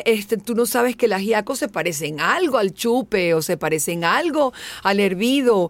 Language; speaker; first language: Spanish; native; Spanish